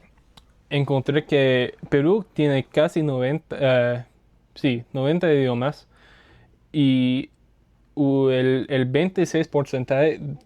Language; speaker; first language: Spanish; non-native, learner; English